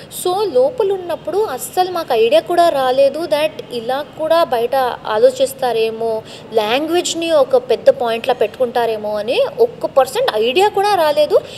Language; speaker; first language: Telugu; non-native, local second language; Tamil